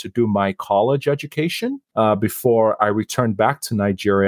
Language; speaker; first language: English; non-native, local second language; Yoruba